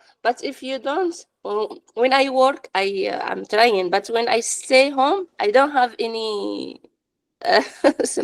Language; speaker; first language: English; non-native, learner; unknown